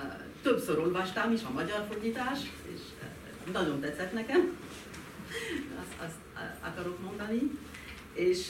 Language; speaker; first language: Hungarian; non-native, fluent; French